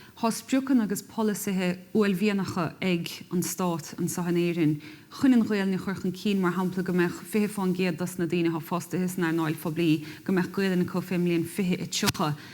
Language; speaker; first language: Irish; native; Irish